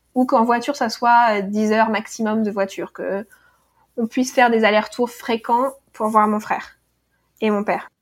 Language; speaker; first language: French; native; French